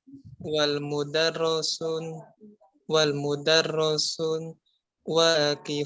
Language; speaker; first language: Arabic; non-native, learner; Indonesian